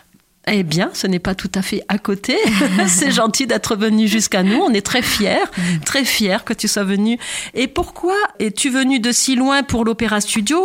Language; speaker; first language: French; native; French